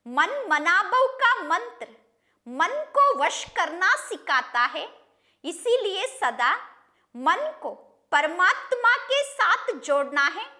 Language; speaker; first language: Hindi; non-native, local second language; Kannada